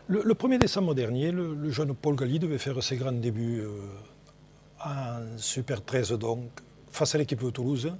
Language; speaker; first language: French; native; French